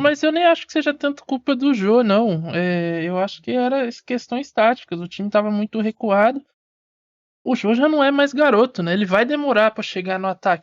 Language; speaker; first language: Portuguese; native; Portuguese